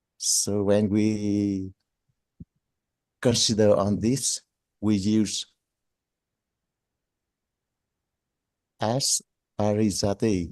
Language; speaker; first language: English; non-native, learner; Vietnamese